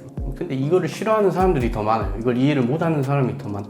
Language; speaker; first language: Korean; native; Korean